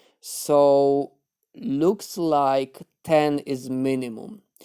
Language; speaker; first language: English; non-native, fluent; Polish